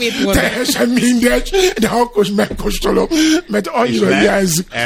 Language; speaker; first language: Hungarian; non-native, fluent; Yoruba